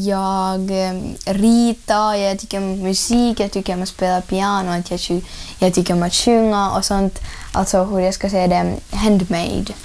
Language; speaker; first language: Swedish; early bilingual, other home language; Ukrainian